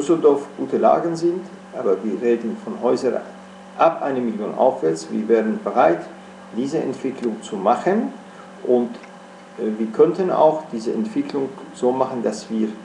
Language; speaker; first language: German; non-native, fluent; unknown